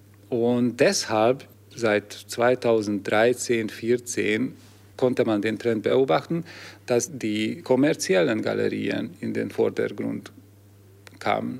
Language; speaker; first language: German; non-native, fluent; Hungarian